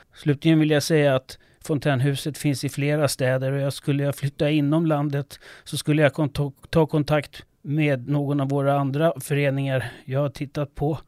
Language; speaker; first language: Swedish; non-native, fluent; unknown